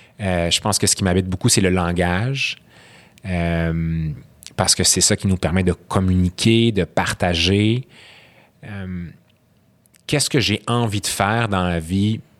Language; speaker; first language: French; early bilingual, other home language; Arabic